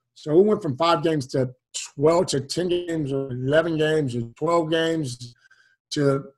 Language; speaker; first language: English; native; English